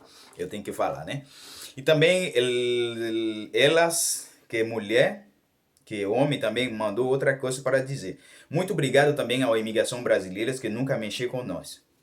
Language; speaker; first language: Portuguese; non-native, learner; Haitian Creole